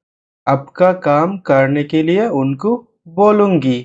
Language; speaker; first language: Hindi; non-native, learner; Bangla